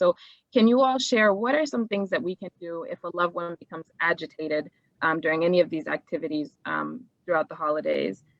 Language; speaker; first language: English; native; English